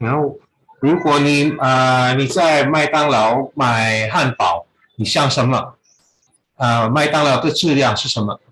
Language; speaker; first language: Chinese; non-native, fluent; Filipino